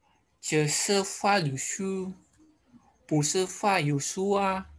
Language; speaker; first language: Chinese; non-native, learner; Indonesian